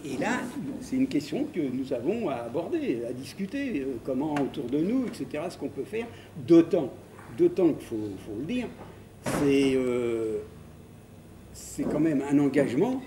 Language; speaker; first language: French; native; French